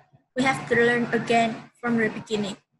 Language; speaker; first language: English; non-native, learner; Vietnamese